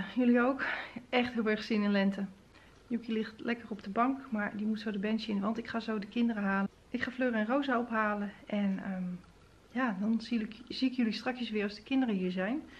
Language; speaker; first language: Dutch; native; Dutch